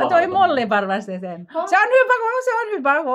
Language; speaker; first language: Finnish; non-native, learner; Filipino